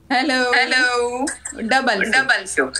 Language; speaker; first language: Hindi; non-native, local second language; Pashto